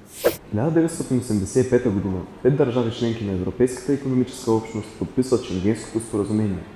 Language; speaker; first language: Bulgarian; native; Bulgarian